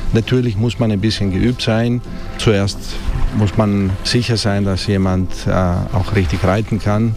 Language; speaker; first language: German; non-native, fluent; Italian